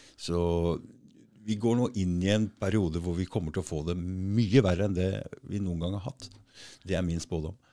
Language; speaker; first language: Norwegian; native; Norwegian